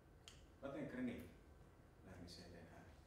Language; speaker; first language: Swedish; non-native, local second language; Finnish